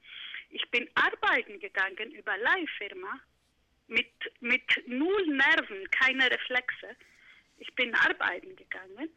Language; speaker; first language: German; non-native, fluent; Greek